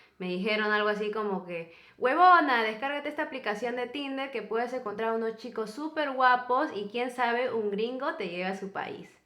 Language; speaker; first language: Spanish; native; Spanish